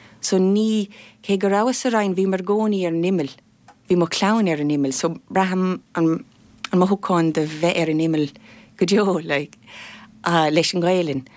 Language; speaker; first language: Irish; non-native, local second language; English